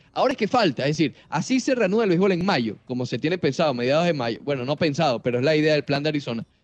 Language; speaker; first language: Spanish; native; Spanish